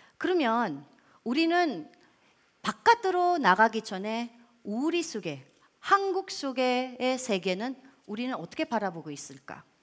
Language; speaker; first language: Korean; non-native, fluent; Filipino